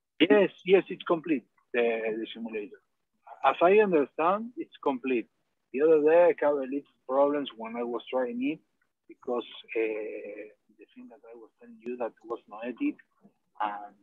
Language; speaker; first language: English; non-native, learner; Spanish